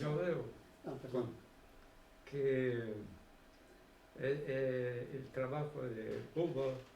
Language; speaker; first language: Spanish; non-native, fluent; Portuguese